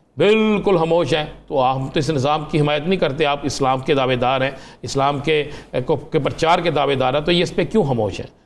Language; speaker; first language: Urdu; non-native, local second language; Punjabi